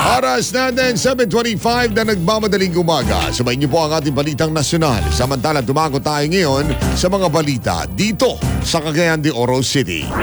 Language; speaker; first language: Filipino; non-native, local second language; Cebuano